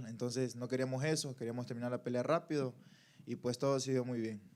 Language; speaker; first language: Spanish; native; Spanish